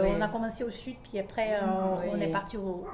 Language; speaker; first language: French; non-native, fluent; Portuguese